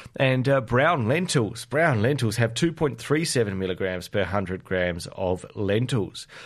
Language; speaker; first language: English; native; English